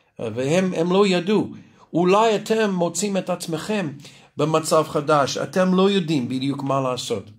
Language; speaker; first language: Hebrew; non-native, fluent; Russian